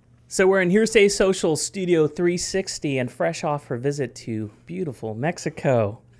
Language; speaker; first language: English; early bilingual, other home language; Spanish